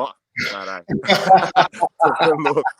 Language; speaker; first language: Portuguese; native; Portuguese